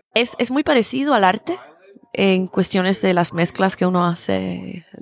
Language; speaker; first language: Spanish; native; Spanish